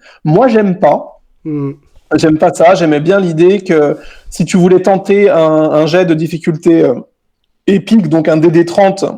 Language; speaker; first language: French; native; French